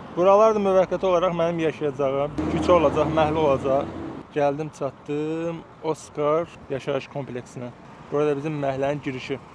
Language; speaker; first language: Azerbaijani; native; Azerbaijani